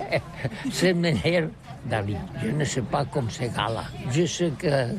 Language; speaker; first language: French; non-native, learner; Catalan